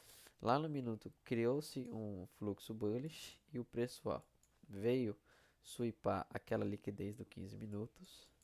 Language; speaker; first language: Portuguese; native; Portuguese